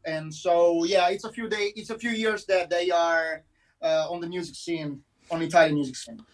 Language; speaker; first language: English; non-native, fluent; Italian